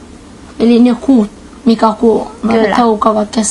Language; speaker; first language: Finnish; non-native, learner; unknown